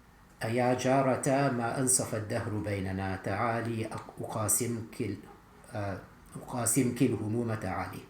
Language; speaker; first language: Arabic; non-native, fluent; English